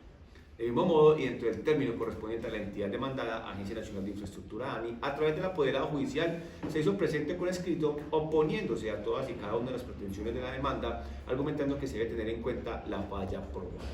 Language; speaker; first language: Spanish; native; Spanish